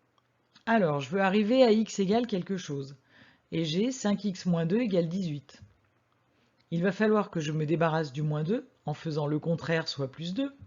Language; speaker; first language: French; native; French